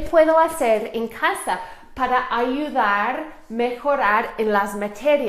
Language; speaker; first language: Spanish; non-native, fluent; English